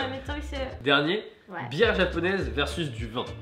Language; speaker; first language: French; native; French